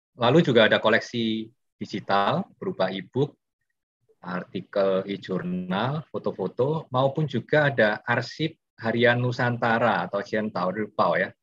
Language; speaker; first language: Indonesian; native; Indonesian